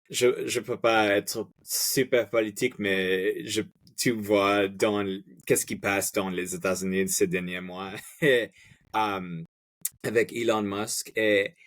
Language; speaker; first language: French; non-native, fluent; Spanish